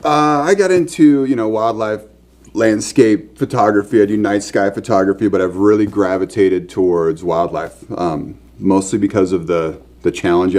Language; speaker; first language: English; native; English